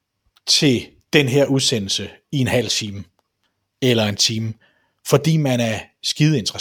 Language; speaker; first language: Danish; native; Danish